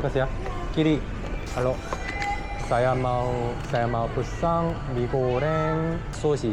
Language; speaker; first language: Indonesian; non-native, learner; Korean